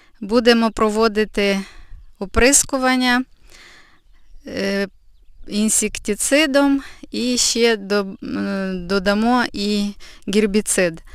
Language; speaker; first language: Ukrainian; native; Ukrainian